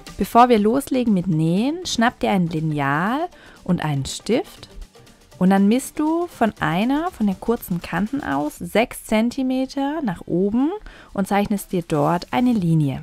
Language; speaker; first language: German; native; German